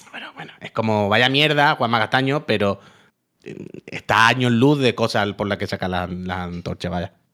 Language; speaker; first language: Spanish; native; Spanish